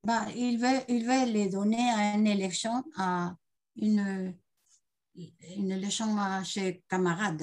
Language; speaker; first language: French; non-native, learner; Spanish